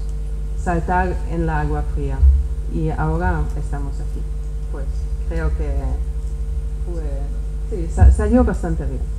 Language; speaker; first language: Spanish; non-native, fluent; Czech